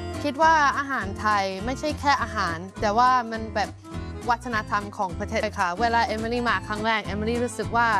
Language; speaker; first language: Thai; non-native, fluent; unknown